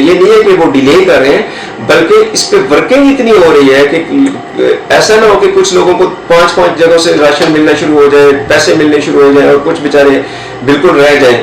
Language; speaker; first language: Urdu; non-native, local second language; Punjabi